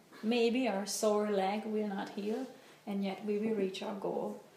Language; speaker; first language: English; non-native, fluent; Hungarian